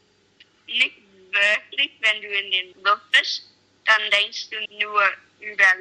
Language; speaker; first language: German; non-native, learner; English